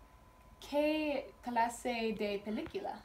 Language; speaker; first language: Spanish; non-native, learner; English